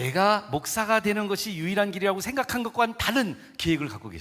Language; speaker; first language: Korean; native; Korean